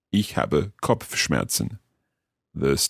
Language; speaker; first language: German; non-native, learner; English